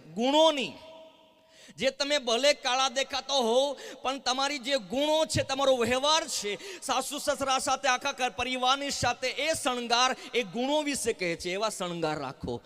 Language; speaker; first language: Gujarati; non-native, local second language; Gamit